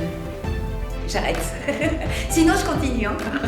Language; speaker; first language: French; native; French